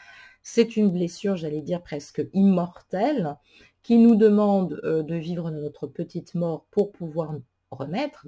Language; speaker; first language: French; native; French